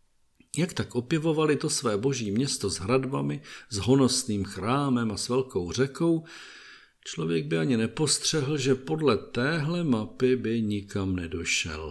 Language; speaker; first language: Czech; native; Czech